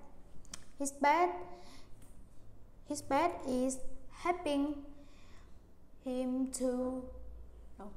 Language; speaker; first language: English; non-native, learner; Vietnamese